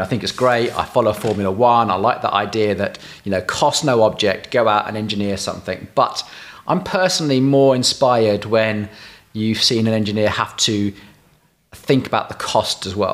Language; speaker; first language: English; native; English